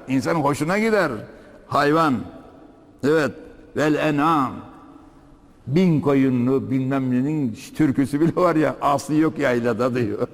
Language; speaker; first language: Turkish; native; Turkish